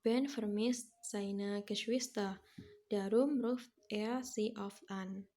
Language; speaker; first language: German; non-native, learner; Indonesian